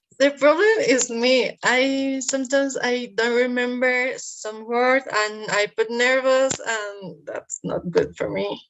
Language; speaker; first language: English; non-native, learner; Spanish